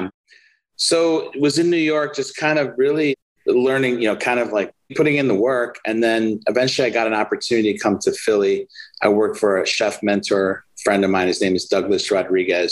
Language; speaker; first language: English; native; English